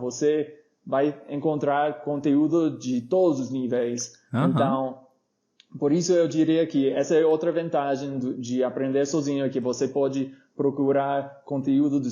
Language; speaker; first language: Portuguese; non-native, fluent; English